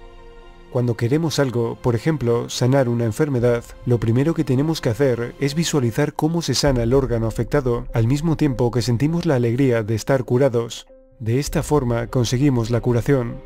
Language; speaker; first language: Spanish; native; Spanish